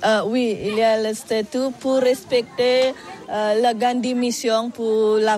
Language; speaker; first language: French; non-native, learner; Indonesian